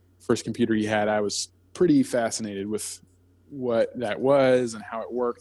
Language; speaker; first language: English; native; English